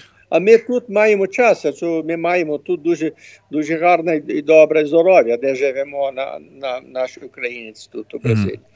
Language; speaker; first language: Ukrainian; early bilingual, heritage; Ukrainian